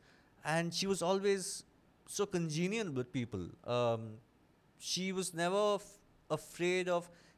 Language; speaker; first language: English; non-native, local second language; Bangla